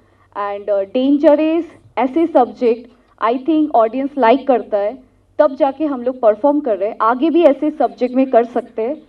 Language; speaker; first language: Hindi; non-native, local second language; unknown